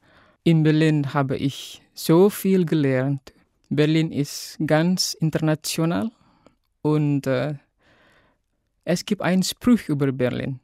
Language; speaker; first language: German; non-native, fluent; Indonesian